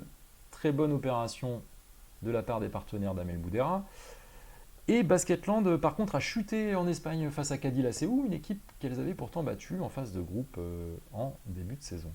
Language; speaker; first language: French; native; French